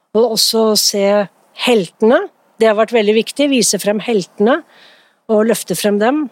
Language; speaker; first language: Norwegian; native; Norwegian